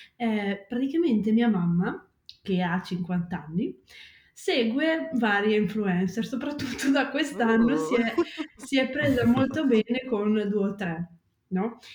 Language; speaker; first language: Italian; native; Italian